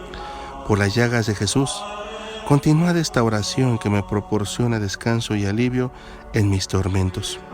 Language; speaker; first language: Spanish; native; Spanish